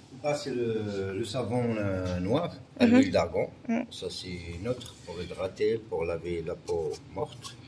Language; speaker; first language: French; non-native, local second language; Arabic